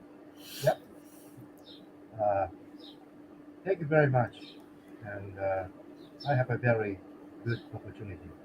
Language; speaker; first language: English; non-native, learner; Japanese